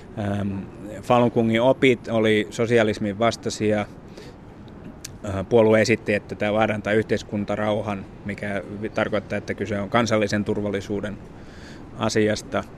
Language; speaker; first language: Finnish; native; Finnish